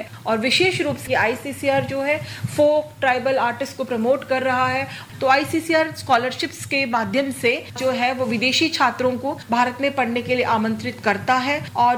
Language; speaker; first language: Hindi; native; Hindi